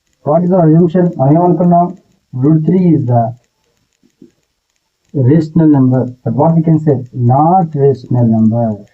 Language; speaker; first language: English; non-native, local second language; Telugu